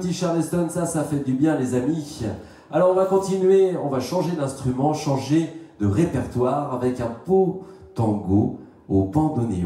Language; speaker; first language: French; native; French